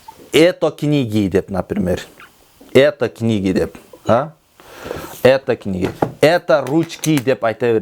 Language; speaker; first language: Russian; non-native, local second language; Kyrgyz